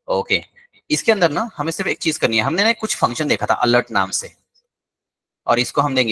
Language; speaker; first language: Hindi; non-native, local second language; Marathi